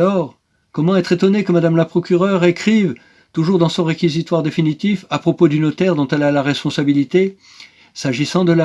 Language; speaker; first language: French; native; French